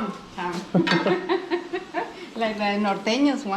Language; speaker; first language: English; non-native, learner; Spanish